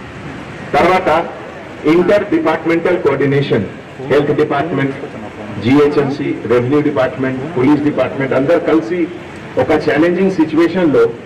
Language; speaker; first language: Telugu; non-native, local second language; Hindi